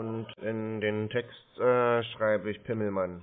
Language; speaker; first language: German; native; German